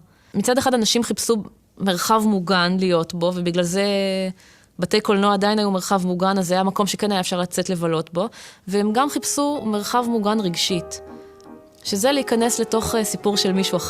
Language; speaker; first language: Hebrew; native; Hebrew